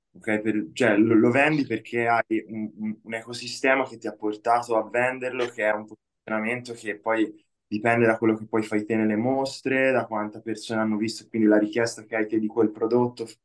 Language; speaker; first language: Italian; native; Italian